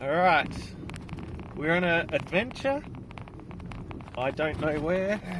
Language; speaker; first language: English; native; English